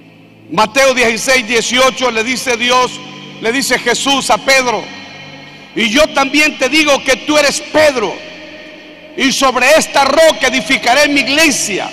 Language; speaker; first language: Spanish; native; Spanish